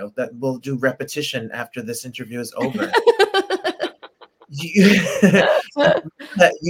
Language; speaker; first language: English; native; English